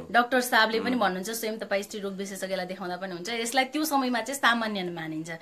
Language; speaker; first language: Nepali; native; Nepali